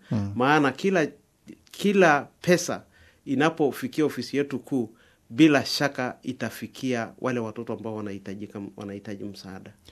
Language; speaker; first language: Swahili; non-native, local second language; Masai